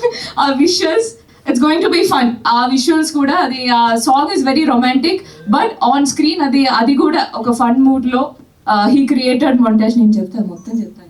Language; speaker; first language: Telugu; non-native, fluent; Malayalam